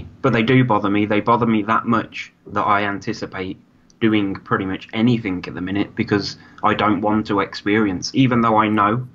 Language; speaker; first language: English; native; English